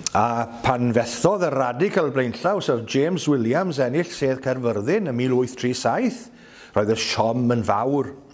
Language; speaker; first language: Welsh; native; Welsh